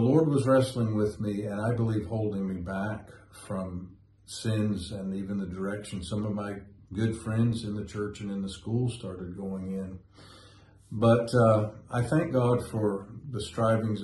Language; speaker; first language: English; native; English